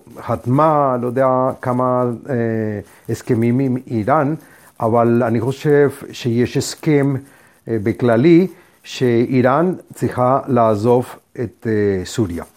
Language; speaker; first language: Hebrew; non-native, fluent; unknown